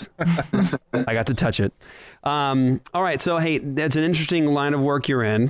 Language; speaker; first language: English; native; English